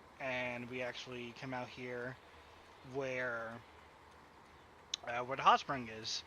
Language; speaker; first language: English; native; English